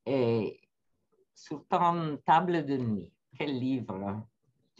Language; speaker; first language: French; non-native, fluent; Italian